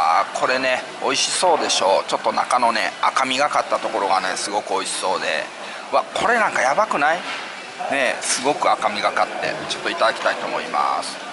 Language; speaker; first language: Japanese; native; Japanese